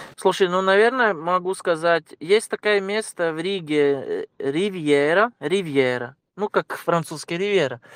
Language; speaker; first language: Russian; non-native, local second language; Latvian